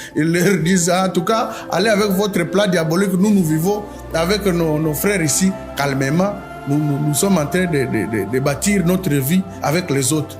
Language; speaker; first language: French; non-native, local second language; Swahili